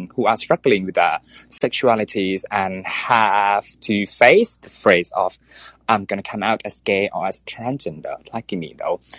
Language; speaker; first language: English; non-native, fluent; Thai